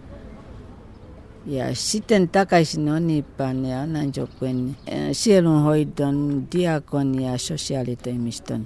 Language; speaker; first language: Finnish; non-native, fluent; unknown